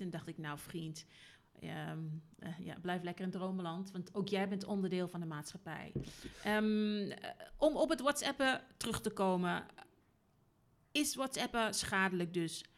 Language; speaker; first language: Dutch; native; Dutch